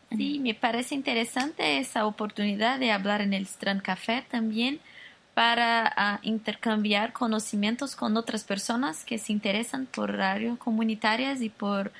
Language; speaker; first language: Spanish; non-native, local second language; Portuguese